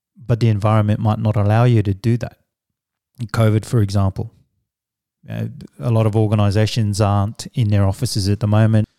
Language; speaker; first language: English; early bilingual, other home language; Samoan